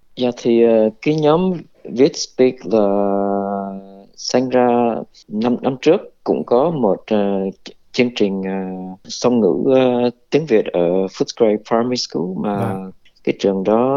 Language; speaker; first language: Vietnamese; early bilingual, heritage; Vietnamese